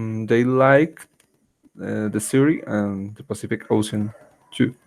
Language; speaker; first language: English; non-native, learner; Spanish